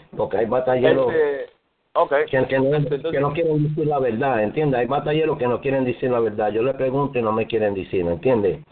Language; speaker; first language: Spanish; early bilingual, heritage; Spanish